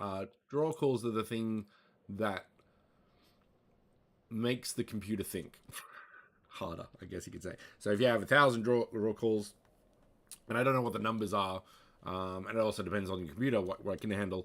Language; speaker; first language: English; native; English